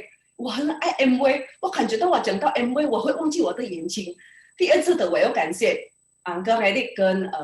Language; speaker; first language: Chinese; early bilingual, heritage; Indonesian